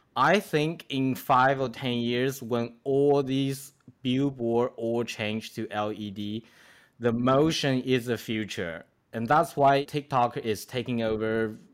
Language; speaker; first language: English; non-native, fluent; Chinese